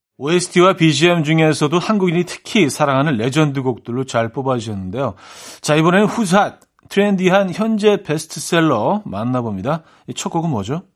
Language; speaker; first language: Korean; native; Korean